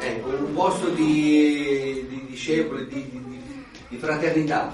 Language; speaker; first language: Italian; native; Italian